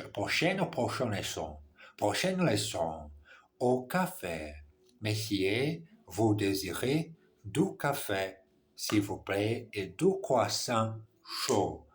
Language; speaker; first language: French; non-native, learner; English